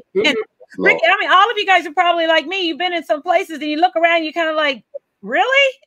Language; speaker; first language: English; native; English